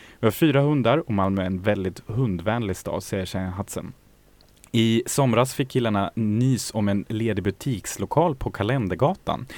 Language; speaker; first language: Swedish; native; Swedish